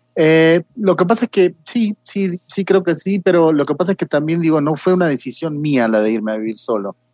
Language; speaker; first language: Spanish; native; Spanish